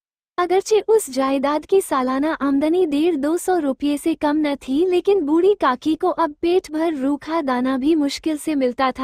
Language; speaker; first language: Hindi; native; Hindi